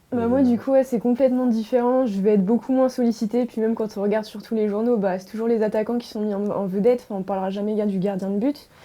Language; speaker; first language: French; native; French